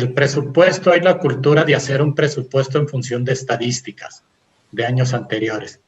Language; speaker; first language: Spanish; native; Spanish